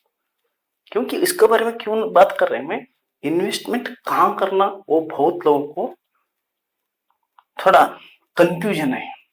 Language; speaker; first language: Hindi; non-native, local second language; Kannada